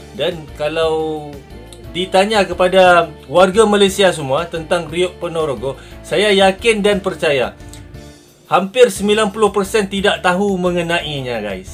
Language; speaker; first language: Malay; native; Malay